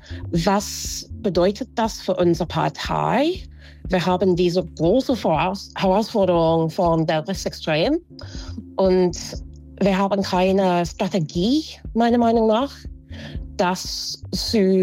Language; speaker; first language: German; non-native, fluent; English